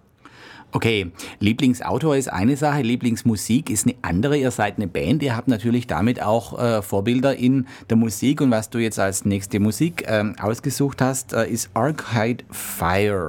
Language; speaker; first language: German; native; German